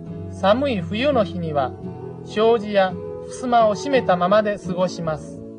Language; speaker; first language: Japanese; non-native, fluent; Chinese